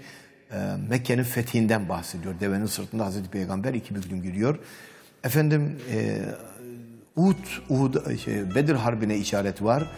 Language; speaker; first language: Turkish; native; Turkish